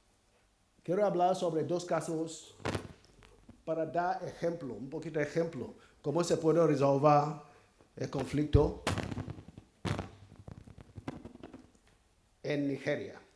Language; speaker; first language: Spanish; non-native, fluent; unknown